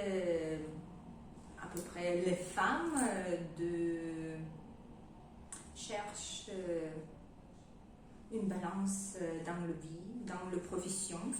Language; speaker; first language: French; non-native, learner; Russian